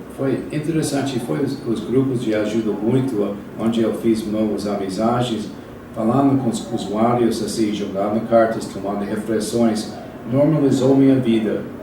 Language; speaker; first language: Portuguese; non-native, fluent; English